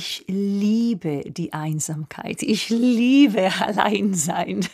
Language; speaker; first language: German; non-native, fluent; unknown